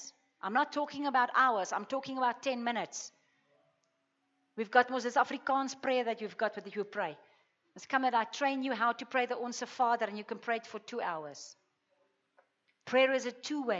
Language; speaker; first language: English; non-native, local second language; Afrikaans